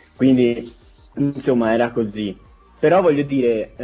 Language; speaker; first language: Italian; native; Italian